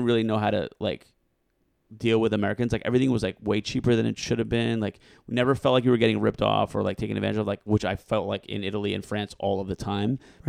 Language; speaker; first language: English; native; English